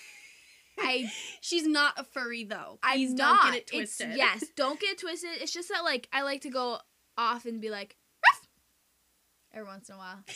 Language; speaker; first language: English; early bilingual, other home language; Spanish